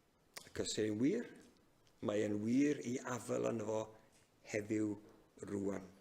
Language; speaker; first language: Welsh; native; Welsh